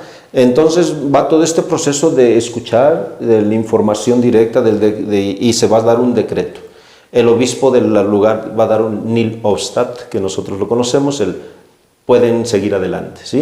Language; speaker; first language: Spanish; native; Spanish